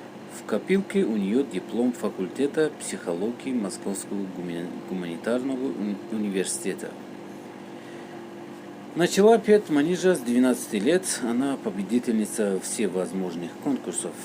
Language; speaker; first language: Russian; non-native, local second language; Tajik